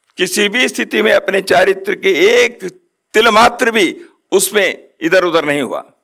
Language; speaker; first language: Hindi; non-native, local second language; Kannada